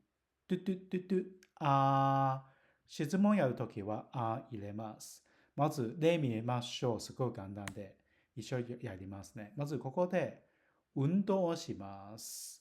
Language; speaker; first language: Japanese; non-native, learner; Cantonese